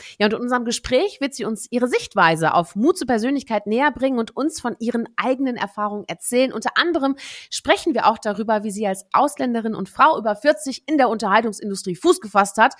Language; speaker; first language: German; native; German